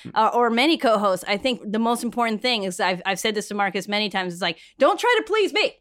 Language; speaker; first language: English; early bilingual, other home language; Spanish